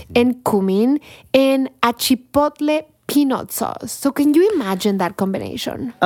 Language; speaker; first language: English; non-native, fluent; Spanish